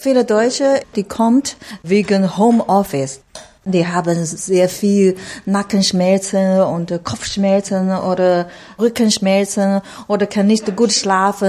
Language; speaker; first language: German; non-native, learner; Chinese